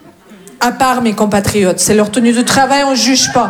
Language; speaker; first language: French; non-native, fluent; Russian